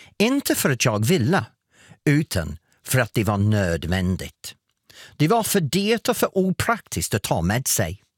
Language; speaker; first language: Swedish; non-native, fluent; English